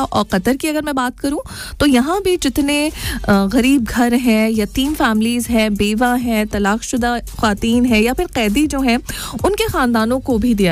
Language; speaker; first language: Hindi; native; Hindi